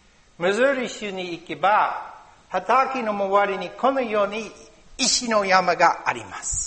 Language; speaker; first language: Japanese; non-native, learner; English